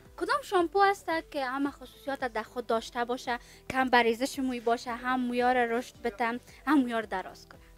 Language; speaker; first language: Persian; native; Persian